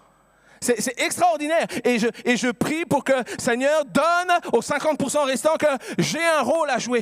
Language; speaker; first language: French; native; French